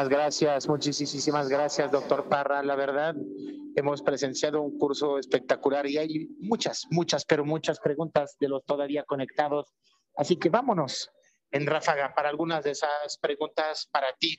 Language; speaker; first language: Spanish; native; Spanish